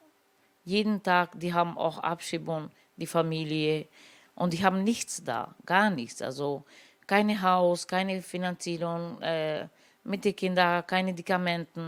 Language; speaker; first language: German; non-native, learner; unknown